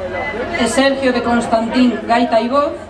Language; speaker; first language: Spanish; native; Spanish